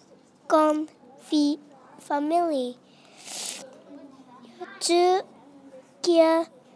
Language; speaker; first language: Spanish; non-native, learner; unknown